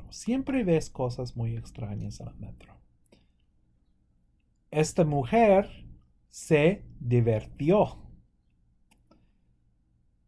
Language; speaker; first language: Spanish; non-native, fluent; English